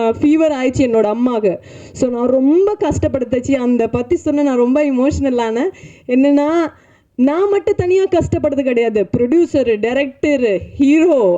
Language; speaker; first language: Tamil; non-native, fluent; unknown